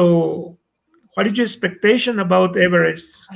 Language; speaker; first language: English; non-native, fluent; Spanish